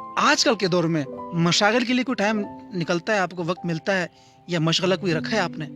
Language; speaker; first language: Urdu; non-native, local second language; Punjabi